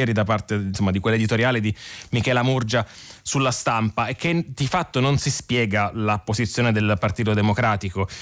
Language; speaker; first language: Italian; native; Italian